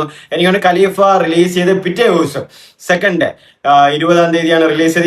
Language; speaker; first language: Malayalam; native; Malayalam